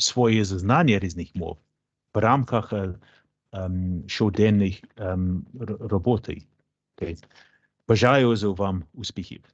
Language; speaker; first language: Ukrainian; non-native, learner; English